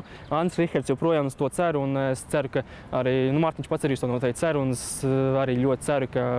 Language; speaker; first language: Latvian; native; Latvian